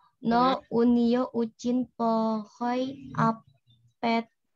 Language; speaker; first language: Russian; non-native, learner; Indonesian